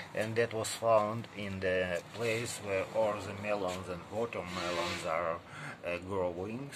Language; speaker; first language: English; non-native, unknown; Russian